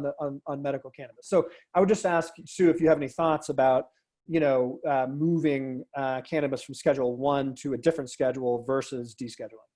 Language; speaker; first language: English; native; English